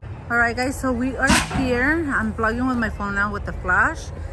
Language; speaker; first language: English; early bilingual, other home language; Spanish